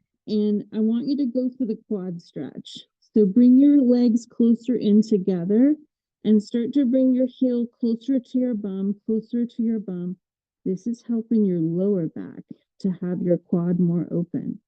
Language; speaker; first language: English; native; English